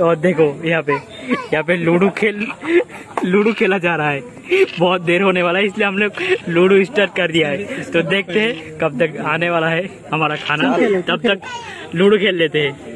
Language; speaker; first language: Hindi; non-native, local second language; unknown